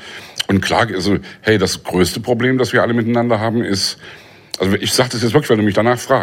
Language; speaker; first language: German; native; German